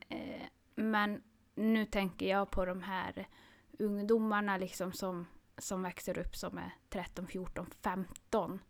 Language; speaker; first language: Swedish; non-native, local second language; Northern Sami